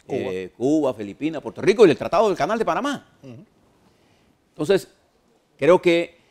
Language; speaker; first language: Spanish; native; Spanish